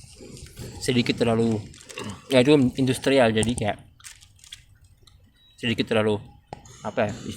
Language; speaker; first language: Indonesian; non-native, fluent; French